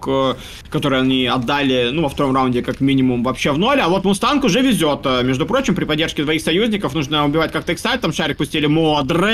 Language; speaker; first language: Russian; native; Russian